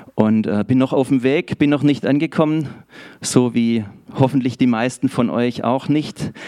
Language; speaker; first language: German; native; German